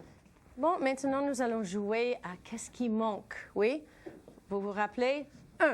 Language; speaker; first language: French; non-native, fluent; English